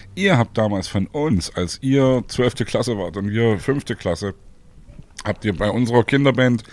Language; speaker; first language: German; native; German